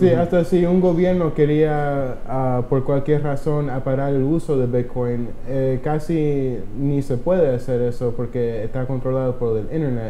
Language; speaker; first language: Spanish; early bilingual, heritage; Spanish